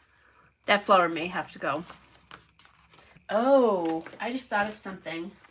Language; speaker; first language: English; native; English